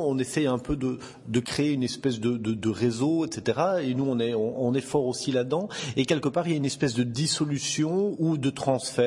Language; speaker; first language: French; native; French